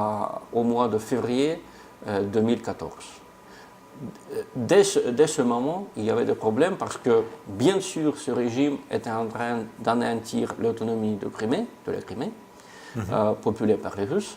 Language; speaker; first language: French; non-native, fluent; Russian